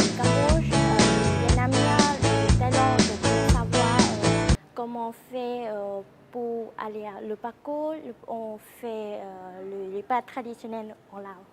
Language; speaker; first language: French; non-native, learner; Lao